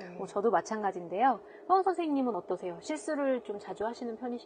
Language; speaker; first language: Korean; native; Korean